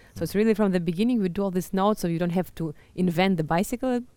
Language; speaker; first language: English; non-native, fluent; Russian